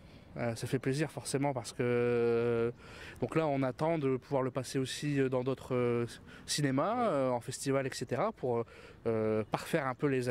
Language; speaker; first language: French; native; French